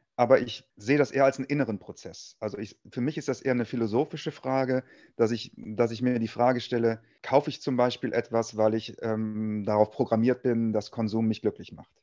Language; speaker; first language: German; native; German